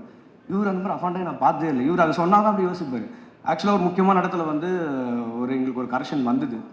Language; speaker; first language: Tamil; native; Tamil